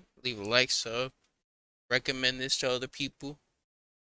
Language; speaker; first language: English; native; English